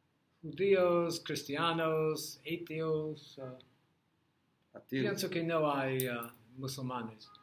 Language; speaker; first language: Spanish; non-native, learner; English